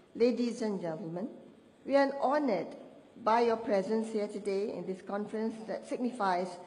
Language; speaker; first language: English; non-native, local second language; Malay